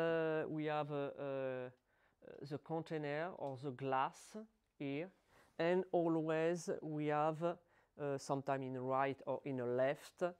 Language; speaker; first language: English; non-native, learner; French